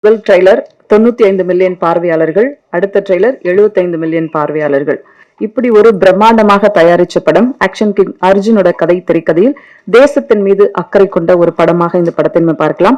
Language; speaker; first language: Tamil; native; Tamil